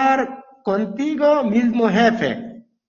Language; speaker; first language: Spanish; non-native, learner; Bangla